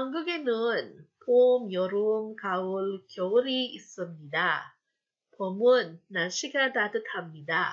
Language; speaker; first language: Korean; non-native, fluent; Filipino